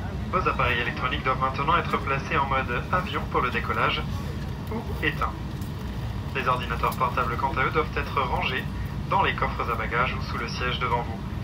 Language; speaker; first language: French; native; French